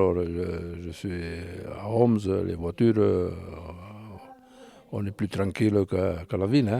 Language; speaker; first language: French; native; French